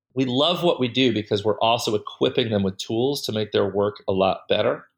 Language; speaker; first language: English; native; English